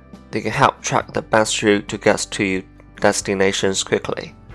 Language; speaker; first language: English; non-native, fluent; Chinese